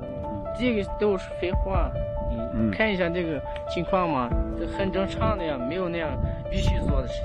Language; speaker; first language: Chinese; non-native, local second language; Uyghur